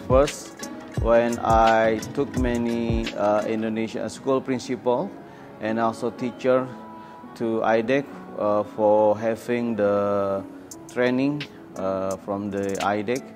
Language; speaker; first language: English; non-native, learner; Indonesian